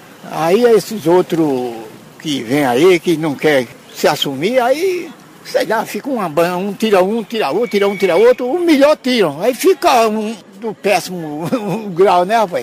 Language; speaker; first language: Portuguese; native; Portuguese